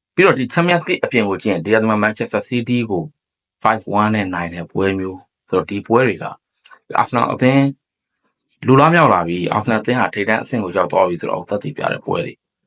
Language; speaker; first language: Burmese; native; Burmese